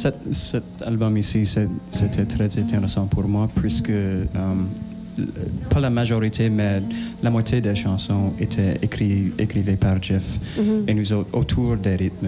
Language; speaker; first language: French; non-native, learner; English